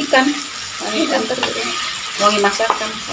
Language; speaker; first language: Indonesian; native; Indonesian